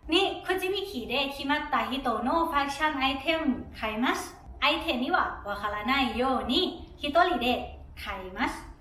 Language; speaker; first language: Japanese; non-native, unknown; Thai